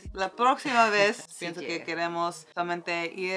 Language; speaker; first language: Spanish; early bilingual, heritage; Spanish